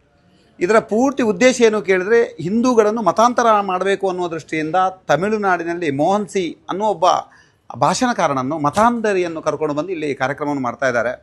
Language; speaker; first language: Kannada; native; Kannada